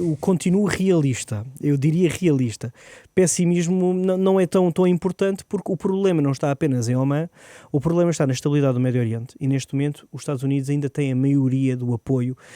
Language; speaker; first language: Portuguese; native; Portuguese